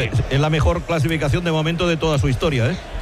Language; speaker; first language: Spanish; native; Spanish